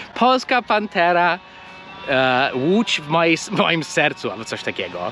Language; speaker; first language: Polish; non-native, fluent; English